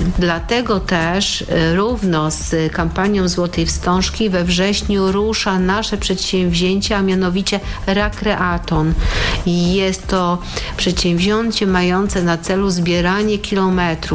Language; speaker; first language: Polish; native; Polish